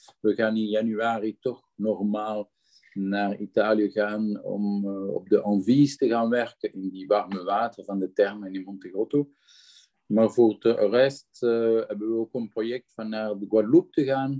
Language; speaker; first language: Dutch; non-native, local second language; French